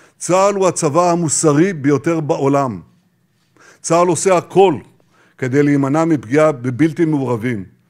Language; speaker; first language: Hebrew; native; Hebrew